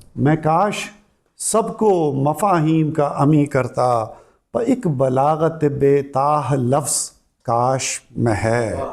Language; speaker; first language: Urdu; non-native, local second language; Pashto